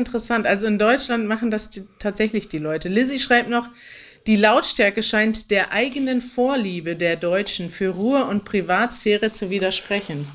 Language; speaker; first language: German; native; German